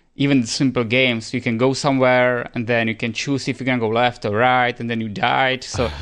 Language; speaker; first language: English; non-native, fluent; Czech